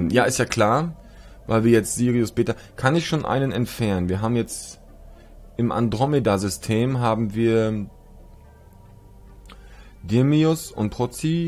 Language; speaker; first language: German; native; German